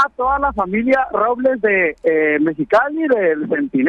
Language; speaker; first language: Spanish; non-native, local second language; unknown